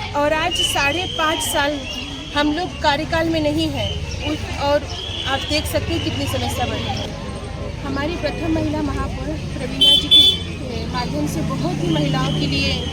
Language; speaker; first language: Hindi; native; Hindi